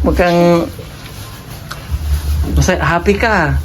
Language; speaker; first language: Filipino; native; Filipino